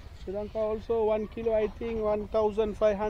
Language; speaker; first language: English; non-native, learner; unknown